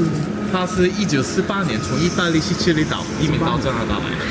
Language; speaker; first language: Chinese; non-native, fluent; Korean